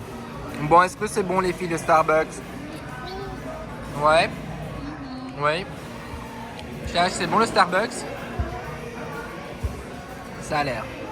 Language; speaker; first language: French; native; French